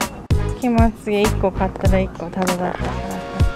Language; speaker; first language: Japanese; native; Japanese